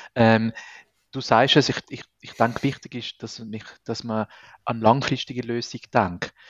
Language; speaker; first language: German; non-native, fluent; Spanish